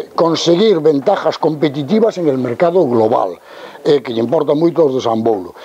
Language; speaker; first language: Spanish; non-native, local second language; Galician